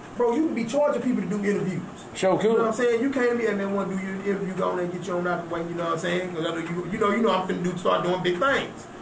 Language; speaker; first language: English; native; English